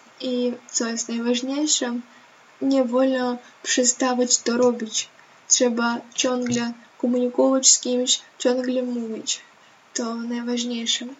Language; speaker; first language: Polish; non-native, learner; Ukrainian